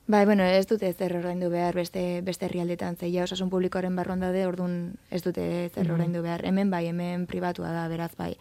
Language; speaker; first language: Basque; native; Basque